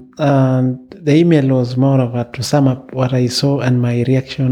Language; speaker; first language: English; non-native, local second language; Masai